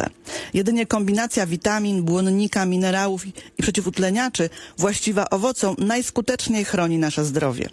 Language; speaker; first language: Polish; native; Polish